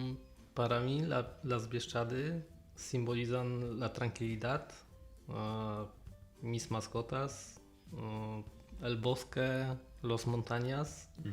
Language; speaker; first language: Spanish; non-native, learner; Polish